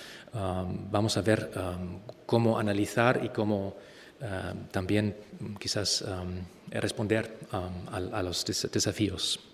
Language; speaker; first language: Spanish; non-native, fluent; German